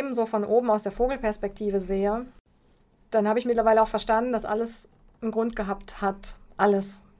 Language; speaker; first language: German; native; German